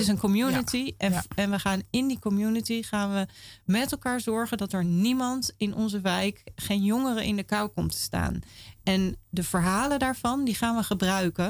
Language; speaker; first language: Dutch; native; Dutch